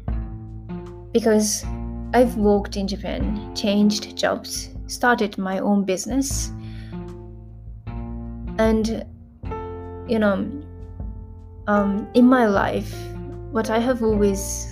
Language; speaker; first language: English; non-native, fluent; Japanese